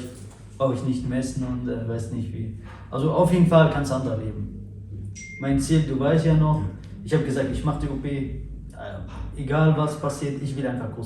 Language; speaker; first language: German; non-native, fluent; Arabic